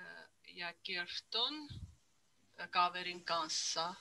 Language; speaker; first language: Finnish; non-native, learner; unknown